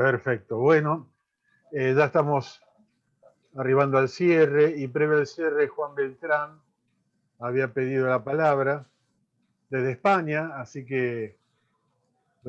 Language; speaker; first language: Spanish; native; Spanish